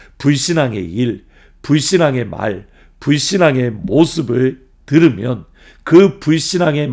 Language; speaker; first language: Korean; native; Korean